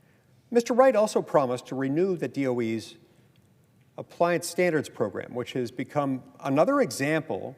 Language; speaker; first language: English; native; English